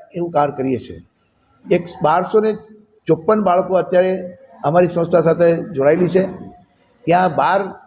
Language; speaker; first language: Gujarati; native; Gujarati